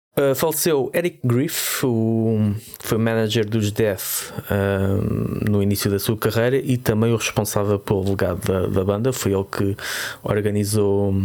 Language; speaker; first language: Portuguese; native; Portuguese